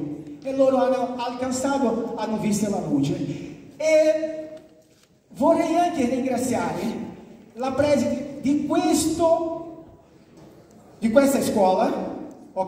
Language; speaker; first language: Italian; non-native, fluent; Portuguese